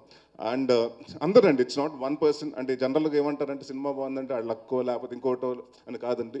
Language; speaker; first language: Telugu; native; Telugu